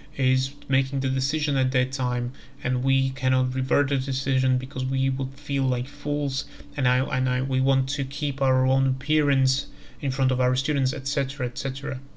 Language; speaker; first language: English; non-native, fluent; Slovak